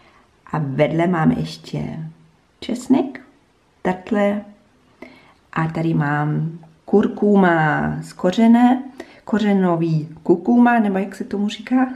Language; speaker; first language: Czech; non-native, fluent; German